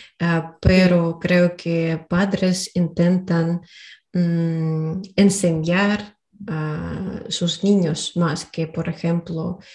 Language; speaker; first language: Spanish; non-native, learner; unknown